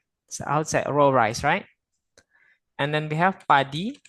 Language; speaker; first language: English; non-native, fluent; Indonesian